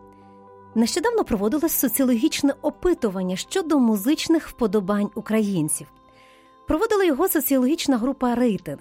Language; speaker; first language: Ukrainian; native; Ukrainian